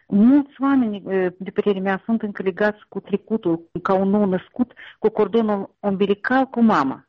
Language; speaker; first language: Romanian; non-native, local second language; Russian